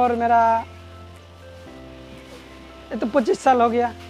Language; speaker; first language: Hindi; non-native, learner; Bangla